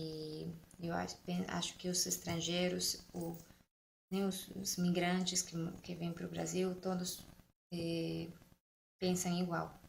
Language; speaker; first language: Portuguese; non-native, fluent; Spanish